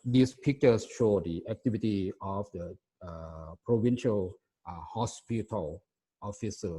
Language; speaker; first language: English; non-native, fluent; Thai